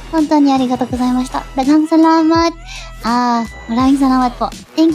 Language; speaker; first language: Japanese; non-native, learner; Cebuano